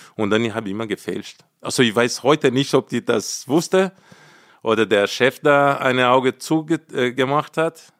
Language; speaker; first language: German; non-native, fluent; Portuguese